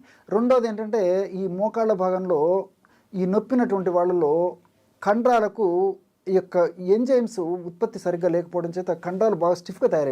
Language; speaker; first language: Telugu; native; Telugu